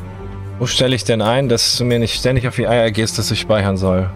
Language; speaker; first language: German; native; German